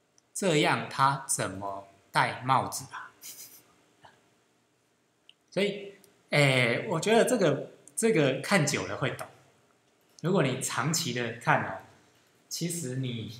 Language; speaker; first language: Chinese; native; Chinese